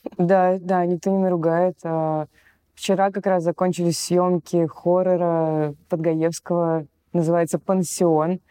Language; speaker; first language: Russian; native; Russian